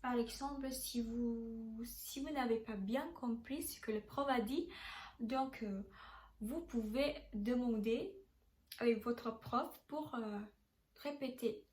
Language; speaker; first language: French; non-native, learner; Indonesian